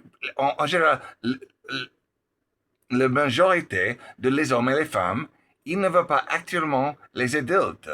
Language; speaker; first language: French; non-native, learner; English